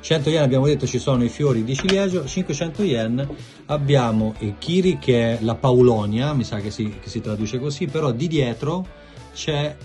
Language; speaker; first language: Italian; native; Italian